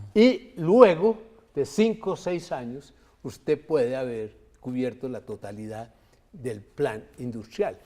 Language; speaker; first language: Spanish; native; Spanish